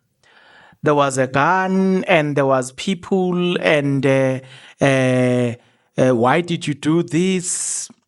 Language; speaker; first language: English; non-native, local second language; Zulu